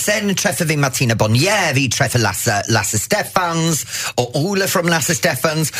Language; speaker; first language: Swedish; non-native, fluent; English